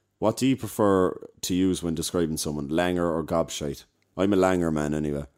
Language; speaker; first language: English; native; English